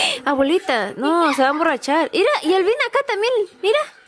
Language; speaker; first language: Spanish; early bilingual, heritage; Spanish